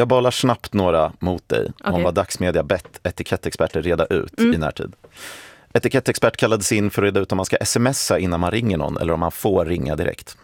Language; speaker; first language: Swedish; native; Swedish